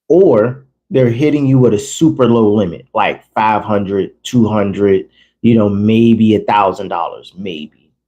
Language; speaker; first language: English; native; English